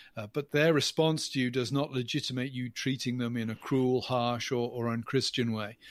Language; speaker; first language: English; native; English